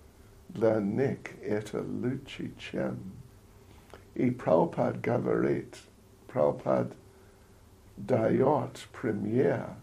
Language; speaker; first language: Russian; non-native, learner; English